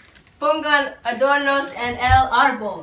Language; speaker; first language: Spanish; non-native, learner; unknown